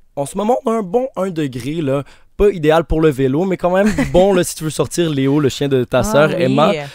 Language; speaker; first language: French; native; French